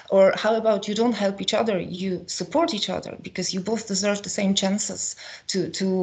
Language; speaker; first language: English; non-native, fluent; Polish